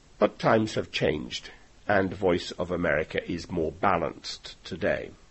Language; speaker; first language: English; native; English